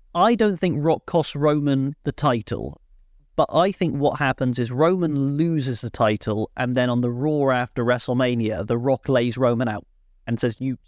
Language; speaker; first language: English; native; English